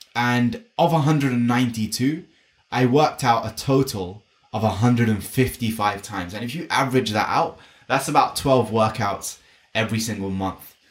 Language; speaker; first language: English; native; English